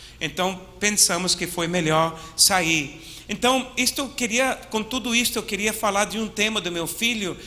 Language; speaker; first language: Portuguese; non-native, fluent; English